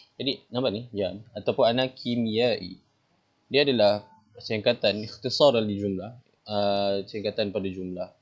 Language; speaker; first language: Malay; native; Malay